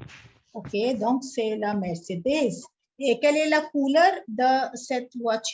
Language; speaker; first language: French; non-native, learner; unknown